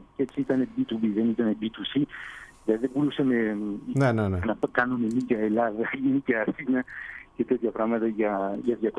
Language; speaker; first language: Greek; early bilingual, heritage; Greek